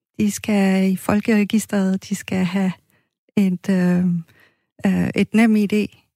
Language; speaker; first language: Danish; native; Danish